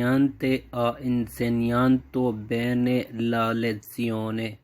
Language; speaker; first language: Italian; non-native, fluent; Urdu